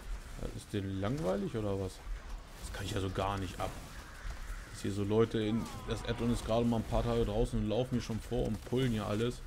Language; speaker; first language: German; native; German